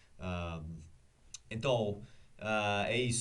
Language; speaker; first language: Portuguese; non-native, learner; English